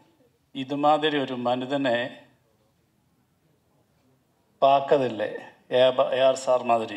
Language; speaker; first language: Tamil; non-native, learner; Malayalam